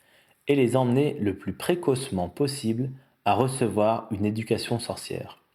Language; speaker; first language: French; native; French